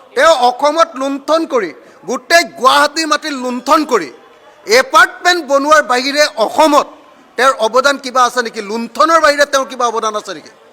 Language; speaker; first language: Assamese; native; Assamese